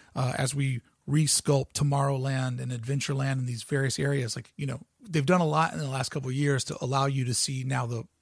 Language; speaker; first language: English; native; English